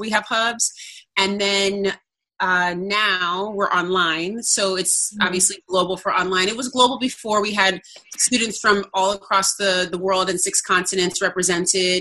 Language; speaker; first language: English; native; English